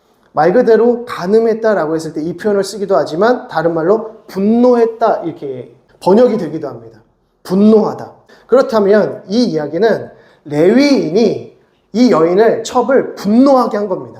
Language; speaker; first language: Korean; native; Korean